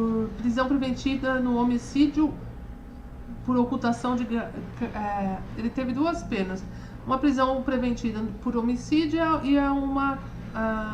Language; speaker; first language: Portuguese; native; Portuguese